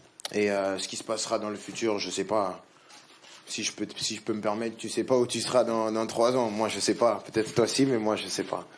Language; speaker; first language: French; native; French